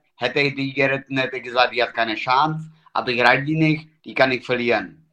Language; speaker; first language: German; non-native, fluent; Italian